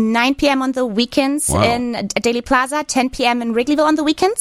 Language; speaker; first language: English; non-native, fluent; German